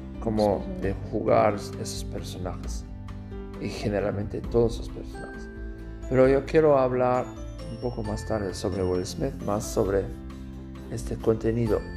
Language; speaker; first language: Spanish; non-native, learner; German